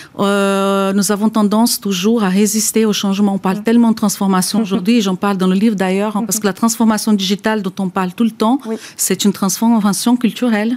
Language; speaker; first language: French; non-native, fluent; Portuguese